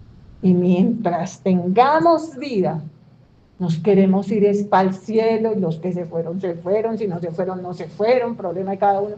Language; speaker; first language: Spanish; native; Spanish